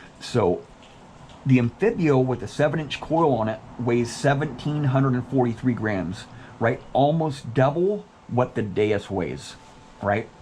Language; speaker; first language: English; native; English